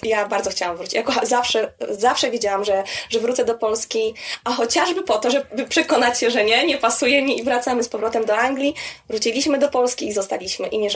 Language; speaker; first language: Polish; native; Polish